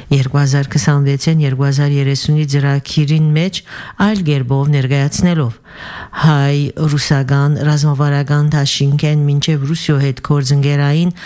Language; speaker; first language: Armenian; early bilingual, heritage; Armenian